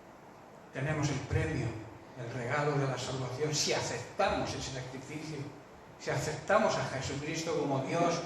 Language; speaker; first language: Spanish; native; Spanish